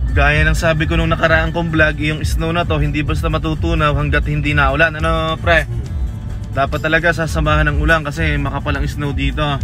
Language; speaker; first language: Filipino; native; Filipino